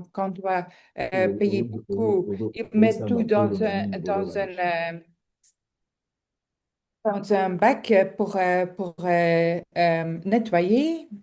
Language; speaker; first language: French; non-native, local second language; Dutch